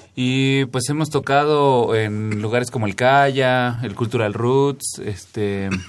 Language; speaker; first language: Spanish; native; Spanish